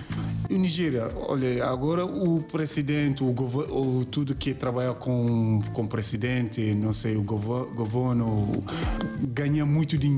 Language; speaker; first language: Portuguese; non-native, learner; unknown